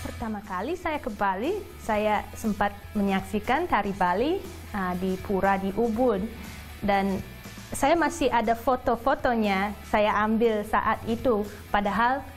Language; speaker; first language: Indonesian; non-native, fluent; English